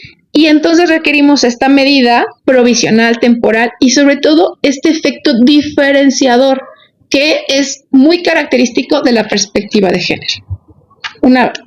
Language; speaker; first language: Spanish; native; Spanish